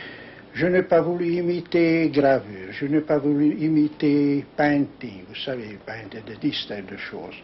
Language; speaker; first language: French; non-native, learner; Hungarian